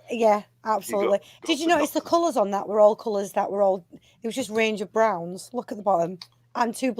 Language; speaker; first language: English; native; English